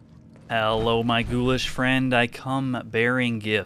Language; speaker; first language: English; native; English